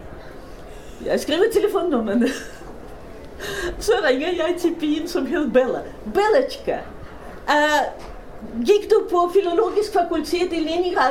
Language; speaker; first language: Danish; non-native, fluent; Russian